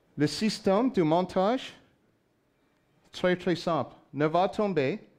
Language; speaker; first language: French; non-native, learner; English